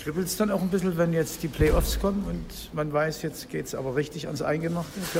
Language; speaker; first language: German; native; German